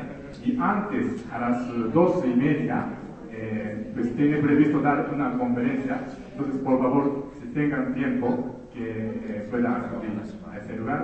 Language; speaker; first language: Spanish; non-native, fluent; Japanese